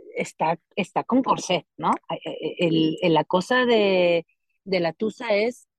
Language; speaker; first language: Spanish; native; Spanish